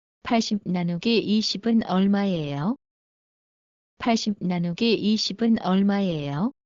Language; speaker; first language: Korean; non-native, learner; Bangla